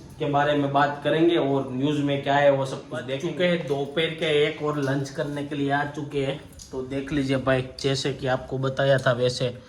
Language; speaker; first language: Hindi; non-native, local second language; Gujarati